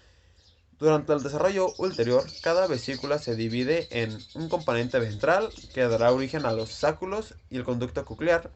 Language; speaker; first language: Spanish; native; Spanish